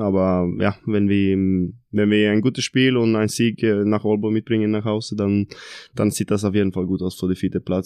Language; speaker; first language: German; non-native, fluent; Norwegian